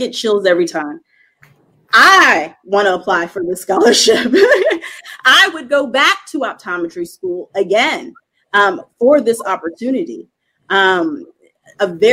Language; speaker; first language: English; native; English